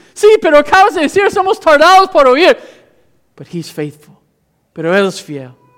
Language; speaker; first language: Spanish; non-native, fluent; English